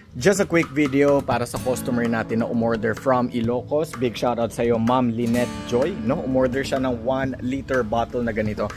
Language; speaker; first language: Filipino; non-native, local second language; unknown